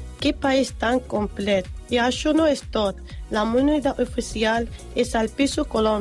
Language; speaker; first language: Catalan; non-native, learner; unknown